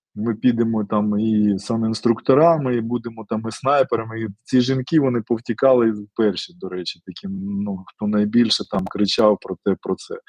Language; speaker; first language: Ukrainian; non-native, local second language; Russian